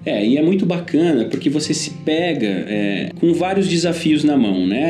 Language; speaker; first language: Portuguese; native; Portuguese